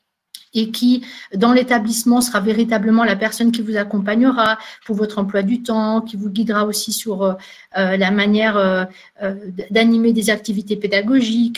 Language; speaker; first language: French; native; French